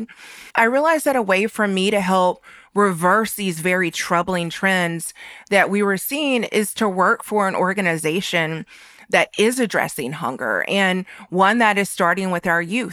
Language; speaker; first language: English; native; English